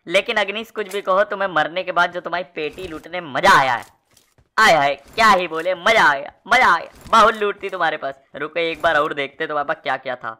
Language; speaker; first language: Hindi; native; Hindi